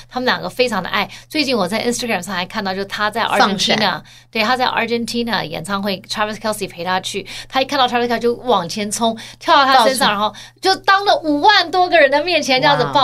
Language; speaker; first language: Chinese; early bilingual, heritage; Chinese